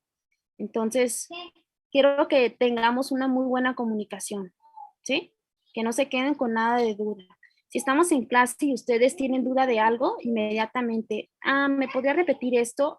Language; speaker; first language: Spanish; native; Spanish